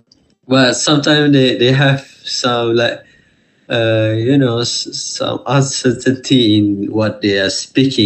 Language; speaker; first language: English; non-native, fluent; Malay